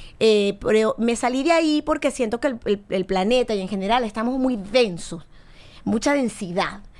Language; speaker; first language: Spanish; native; Spanish